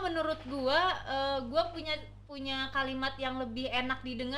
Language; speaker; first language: Indonesian; native; Indonesian